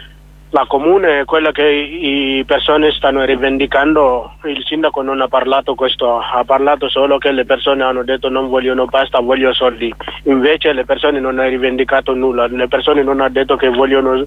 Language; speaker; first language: Italian; non-native, learner; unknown